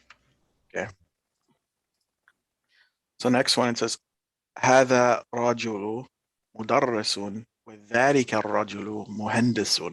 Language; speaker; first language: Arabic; non-native, learner; English